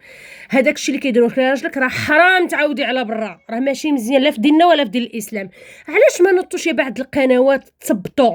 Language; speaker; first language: Arabic; native; Arabic